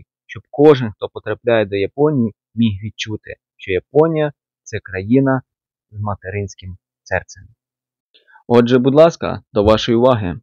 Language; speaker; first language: Ukrainian; native; Ukrainian